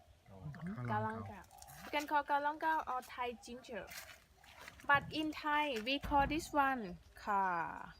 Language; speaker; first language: English; non-native, learner; Thai